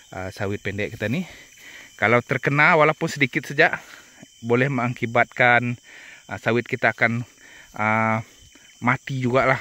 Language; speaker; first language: Malay; non-native, local second language; Iban